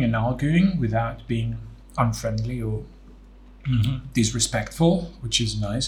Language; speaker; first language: English; non-native, fluent; Greek